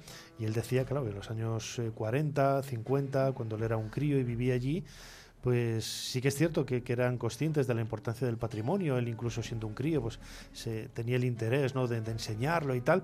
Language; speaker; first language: Spanish; native; Spanish